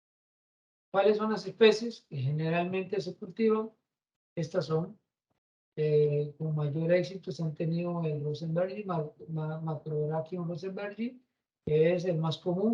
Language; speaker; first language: Spanish; native; Spanish